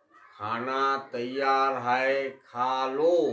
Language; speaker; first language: Hindi; non-native, local second language; Bangla